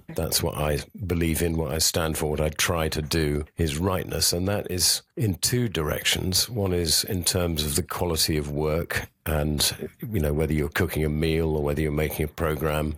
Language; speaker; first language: English; native; English